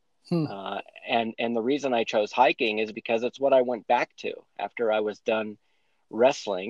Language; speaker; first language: English; native; English